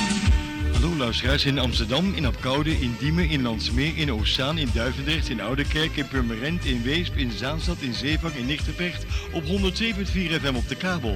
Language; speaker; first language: Dutch; native; Dutch